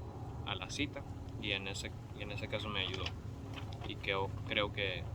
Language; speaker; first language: Spanish; early bilingual, heritage; Spanish